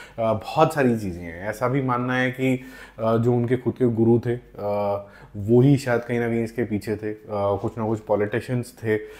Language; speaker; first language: Hindi; non-native, local second language; Punjabi